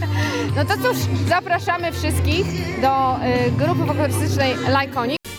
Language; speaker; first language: Polish; native; Polish